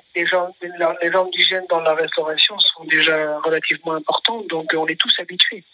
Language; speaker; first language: French; native; French